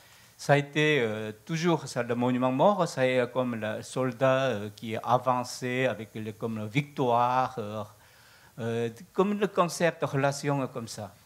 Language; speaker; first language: French; non-native, learner; Korean